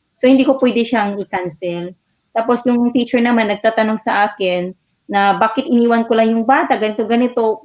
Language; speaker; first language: Filipino; non-native, local second language; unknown